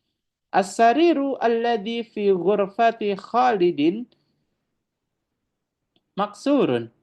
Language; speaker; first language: Arabic; non-native, fluent; Indonesian